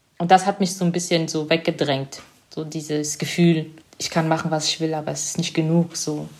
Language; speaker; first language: German; early bilingual, other home language; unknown